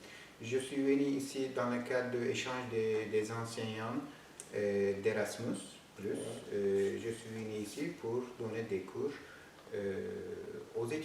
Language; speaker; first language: French; non-native, fluent; Turkish